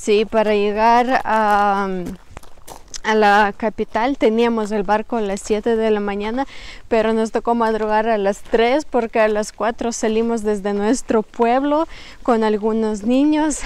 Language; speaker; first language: Spanish; non-native, fluent; Ukrainian